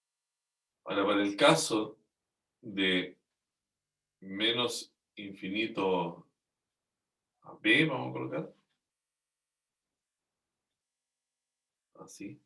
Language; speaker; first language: Spanish; native; Spanish